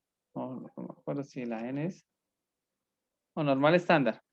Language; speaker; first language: Spanish; native; Spanish